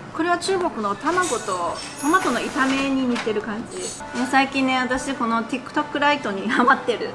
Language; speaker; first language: Japanese; non-native, fluent; Chinese